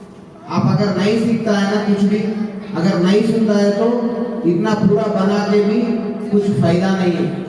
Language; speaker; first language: Hindi; non-native, local second language; Telugu